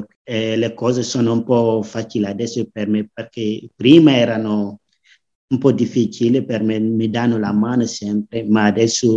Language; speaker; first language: Italian; non-native, learner; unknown